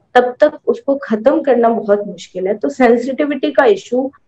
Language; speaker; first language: Hindi; native; Hindi